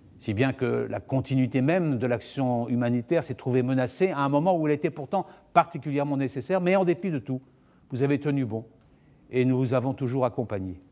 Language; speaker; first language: French; native; French